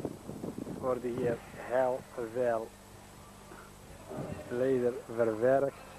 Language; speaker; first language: Dutch; non-native, learner; Somali